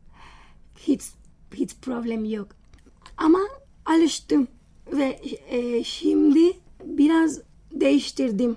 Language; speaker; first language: Turkish; non-native, learner; Spanish